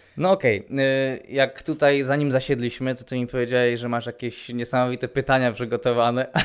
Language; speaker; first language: Polish; native; Polish